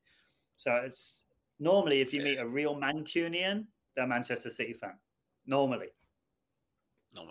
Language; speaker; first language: English; native; English